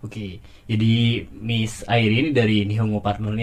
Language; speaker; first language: Indonesian; native; Indonesian